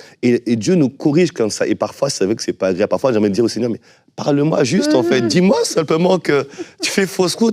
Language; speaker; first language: French; native; French